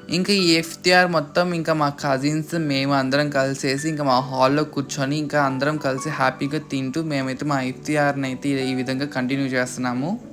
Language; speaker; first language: Telugu; non-native, local second language; Urdu